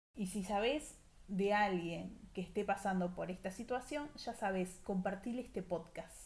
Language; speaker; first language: Spanish; native; Spanish